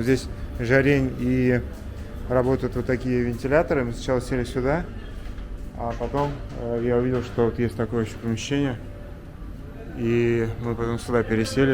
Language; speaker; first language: Russian; native; Russian